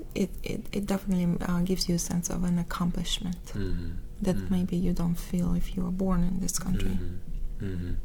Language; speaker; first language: English; non-native, fluent; Russian